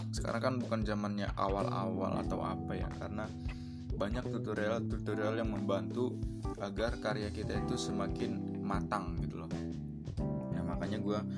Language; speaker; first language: Indonesian; native; Indonesian